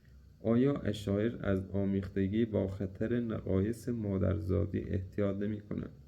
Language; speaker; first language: Persian; native; Persian